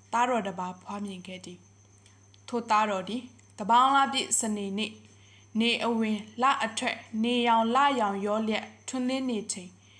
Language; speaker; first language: Burmese; non-native, local second language; Pa'o Karen